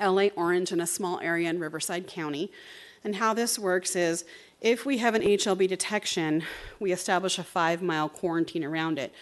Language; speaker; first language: English; native; English